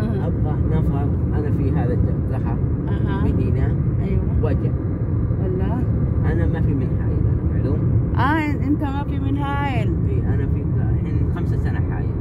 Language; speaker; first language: Arabic; non-native, learner; Filipino